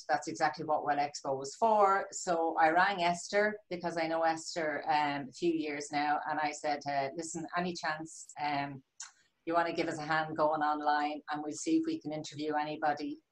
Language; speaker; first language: English; native; English